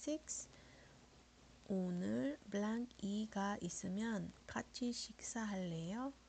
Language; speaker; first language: Korean; non-native, learner; Iloko